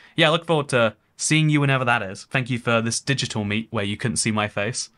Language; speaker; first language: English; native; English